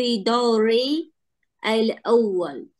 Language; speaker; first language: Arabic; non-native, learner; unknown